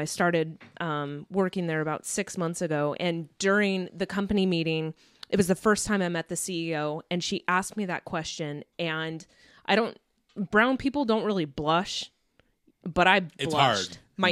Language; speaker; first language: English; native; English